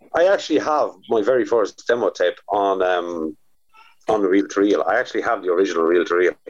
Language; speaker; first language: English; native; English